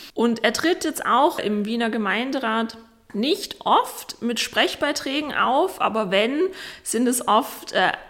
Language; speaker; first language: German; native; German